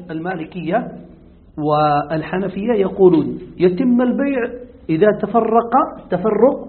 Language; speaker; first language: Arabic; native; Arabic